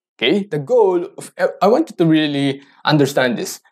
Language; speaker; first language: English; non-native, local second language; Filipino